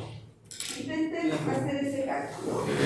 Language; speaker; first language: Spanish; native; Spanish